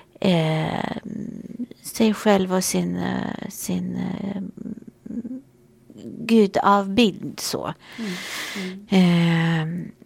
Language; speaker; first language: Swedish; non-native, fluent; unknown